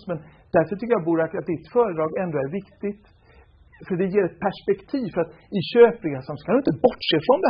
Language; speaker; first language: Swedish; native; Swedish